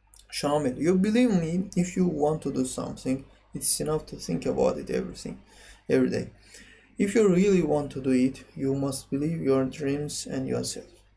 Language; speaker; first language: English; non-native, fluent; Azerbaijani